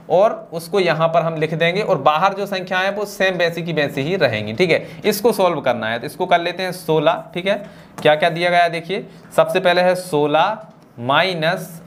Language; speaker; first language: Hindi; native; Hindi